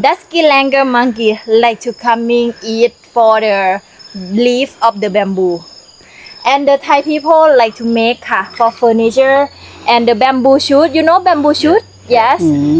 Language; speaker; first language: English; non-native, learner; Thai